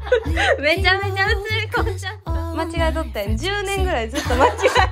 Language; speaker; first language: Japanese; native; Japanese